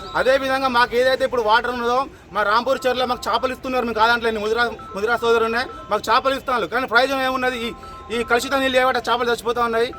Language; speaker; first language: Telugu; native; Telugu